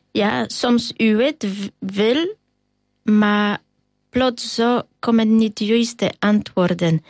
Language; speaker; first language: Dutch; non-native, fluent; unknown